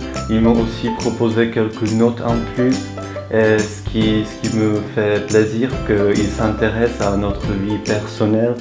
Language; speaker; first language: French; non-native, fluent; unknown